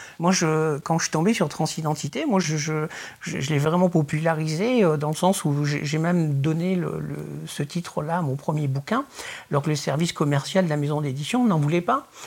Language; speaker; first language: French; early bilingual, other home language; Spanish